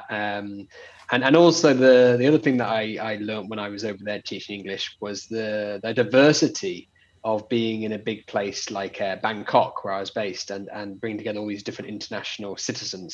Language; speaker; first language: English; native; English